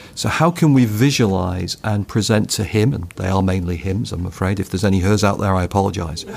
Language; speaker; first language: English; native; English